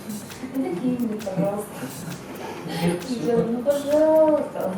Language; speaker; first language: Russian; non-native, local second language; Tatar